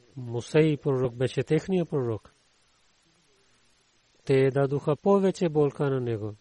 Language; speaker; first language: Bulgarian; non-native, learner; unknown